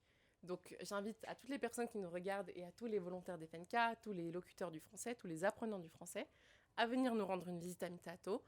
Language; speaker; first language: French; native; French